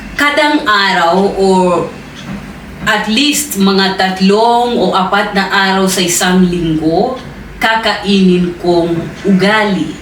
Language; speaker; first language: Filipino; non-native, fluent; Swahili